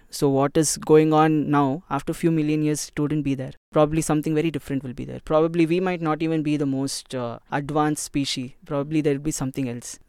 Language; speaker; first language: English; non-native, local second language; Kannada